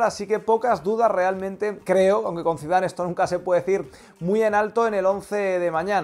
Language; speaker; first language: Spanish; native; Spanish